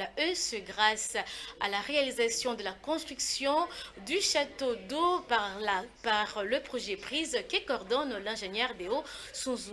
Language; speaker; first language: French; native; French